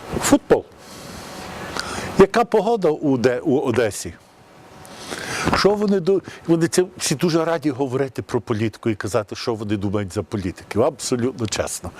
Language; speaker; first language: Ukrainian; early bilingual, heritage; Ukrainian